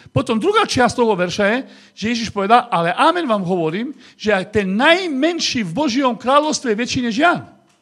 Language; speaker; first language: Slovak; non-native, local second language; Hungarian